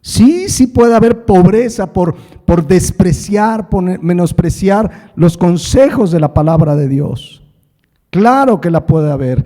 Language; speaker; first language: Spanish; native; Spanish